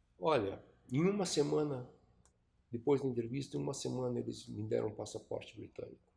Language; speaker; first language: Portuguese; early bilingual, other home language; Chinese